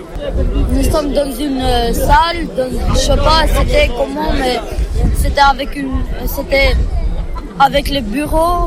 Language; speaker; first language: French; non-native, learner; Albanian